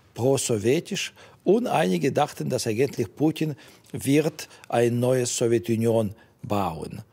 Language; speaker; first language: German; non-native, fluent; Russian